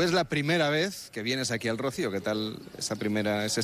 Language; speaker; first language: Spanish; native; Spanish